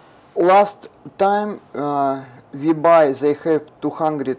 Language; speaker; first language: English; non-native, learner; Russian